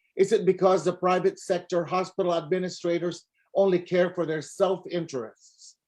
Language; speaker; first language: English; non-native, local second language; Filipino